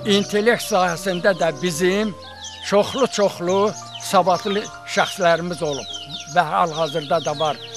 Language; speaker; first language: Azerbaijani; non-native, local second language; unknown